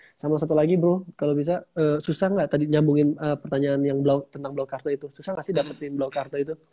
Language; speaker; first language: Indonesian; native; Indonesian